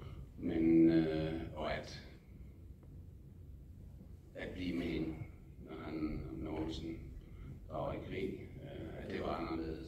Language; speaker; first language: Danish; non-native, fluent; English